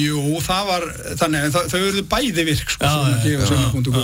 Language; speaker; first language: Icelandic; native; Icelandic